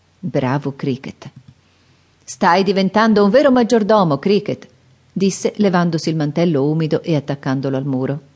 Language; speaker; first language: Italian; native; Italian